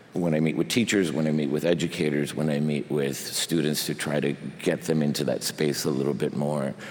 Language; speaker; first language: English; early bilingual, other home language; Spanish